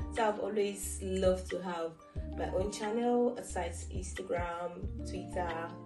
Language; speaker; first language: English; non-native, local second language; Yoruba